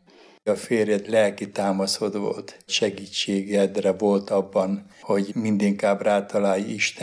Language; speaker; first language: Hungarian; native; Hungarian